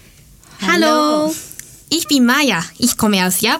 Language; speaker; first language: German; non-native, learner; Japanese